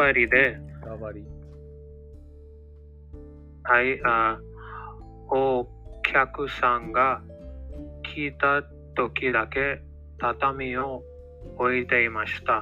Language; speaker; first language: Japanese; non-native, learner; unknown